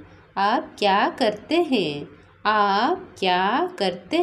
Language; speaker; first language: Hindi; non-native, local second language; Odia